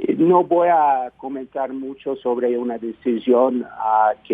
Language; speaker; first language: Spanish; non-native, fluent; English